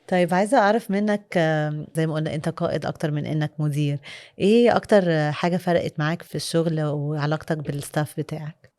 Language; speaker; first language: Egyptian Arabic; native; Egyptian Arabic